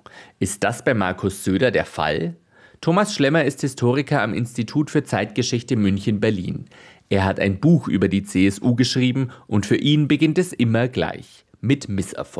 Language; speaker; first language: German; native; German